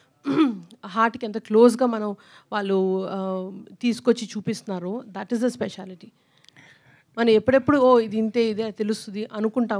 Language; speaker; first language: Telugu; native; Telugu